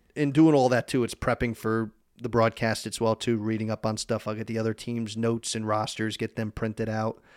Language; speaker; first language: English; native; English